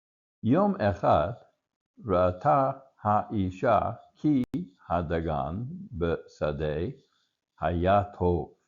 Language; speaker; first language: Hebrew; non-native, learner; English